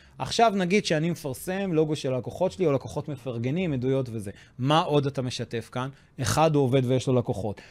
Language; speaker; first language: Hebrew; non-native, fluent; English